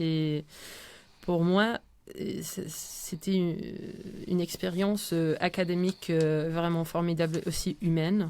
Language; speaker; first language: French; non-native, fluent; Spanish